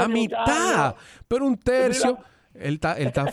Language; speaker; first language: Spanish; native; Spanish